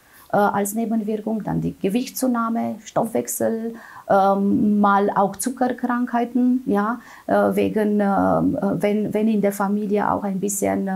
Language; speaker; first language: German; non-native, fluent; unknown